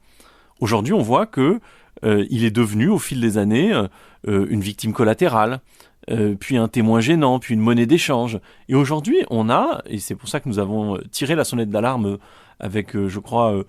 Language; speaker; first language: French; native; French